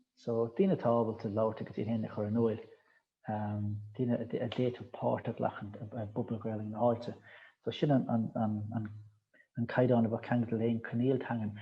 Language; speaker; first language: Irish; native; Irish